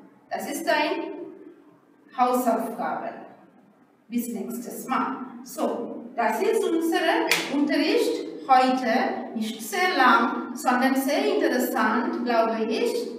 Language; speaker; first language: German; non-native, learner; Sinhala